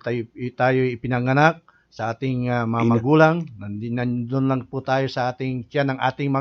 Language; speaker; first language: Filipino; native; Filipino